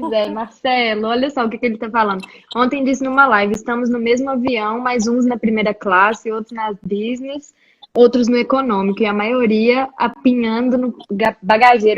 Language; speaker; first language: Portuguese; native; Portuguese